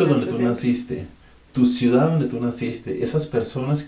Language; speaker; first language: Spanish; native; Spanish